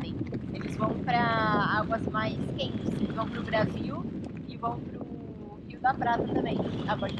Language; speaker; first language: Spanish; non-native, learner; Portuguese